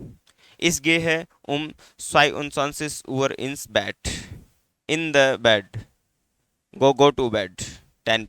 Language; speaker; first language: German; non-native, fluent; Hindi